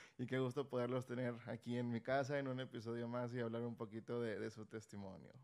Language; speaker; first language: Spanish; native; Spanish